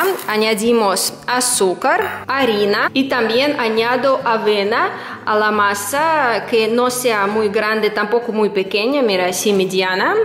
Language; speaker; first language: Spanish; non-native, fluent; Russian